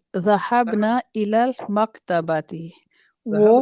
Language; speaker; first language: Arabic; non-native, learner; Urdu